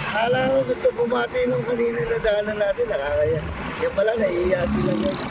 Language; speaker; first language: Filipino; non-native, local second language; Iloko